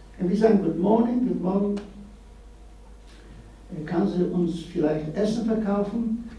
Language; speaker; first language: German; non-native, learner; Polish